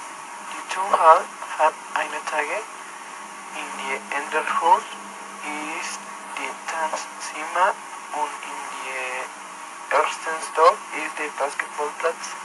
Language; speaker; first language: German; non-native, learner; Spanish